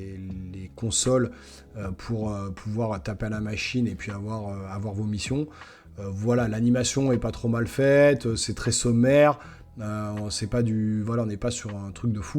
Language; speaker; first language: French; native; French